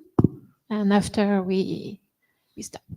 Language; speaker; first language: English; non-native, learner; French